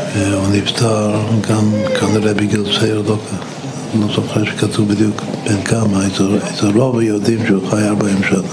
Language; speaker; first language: Hebrew; non-native, fluent; English